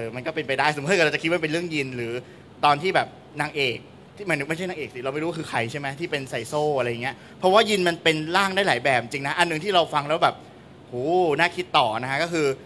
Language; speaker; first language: Thai; native; Thai